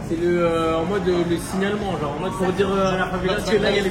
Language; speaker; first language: French; native; French